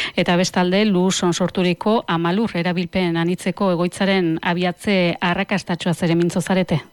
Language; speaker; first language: Basque; native; Basque